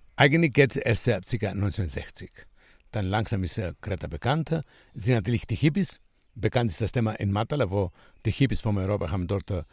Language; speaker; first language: German; non-native, fluent; Greek